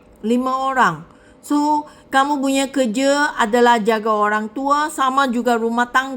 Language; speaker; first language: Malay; non-native, local second language; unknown